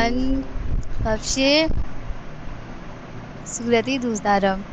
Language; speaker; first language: Persian; non-native, learner; Urdu